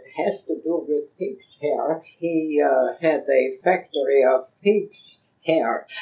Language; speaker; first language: English; non-native, fluent; Yiddish